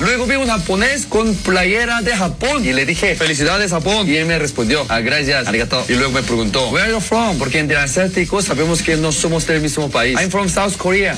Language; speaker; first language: Spanish; non-native, fluent; Korean